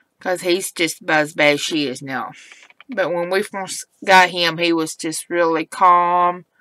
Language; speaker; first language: English; native; English